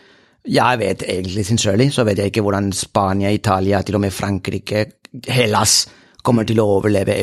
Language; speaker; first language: Norwegian; non-native, fluent; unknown